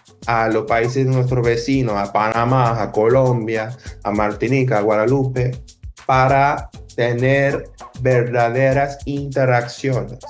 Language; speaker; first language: Spanish; non-native, fluent; English